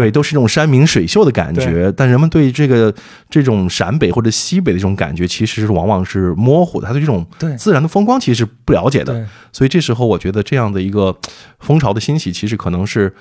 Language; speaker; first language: Chinese; native; Chinese